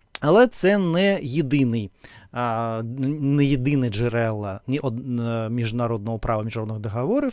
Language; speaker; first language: Ukrainian; non-native, learner; Russian